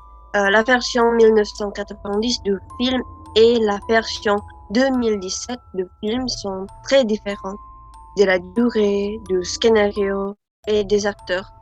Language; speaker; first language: French; non-native, learner; Indonesian